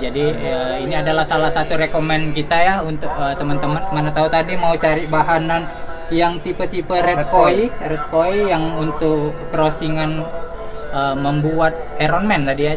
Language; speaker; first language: Indonesian; native; Indonesian